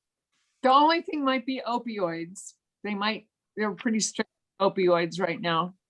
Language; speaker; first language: English; native; English